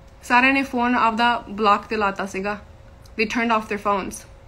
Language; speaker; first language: English; early bilingual, other home language; Punjabi